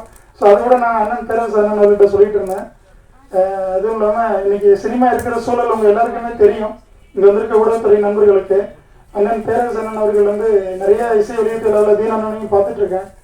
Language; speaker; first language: Tamil; native; Tamil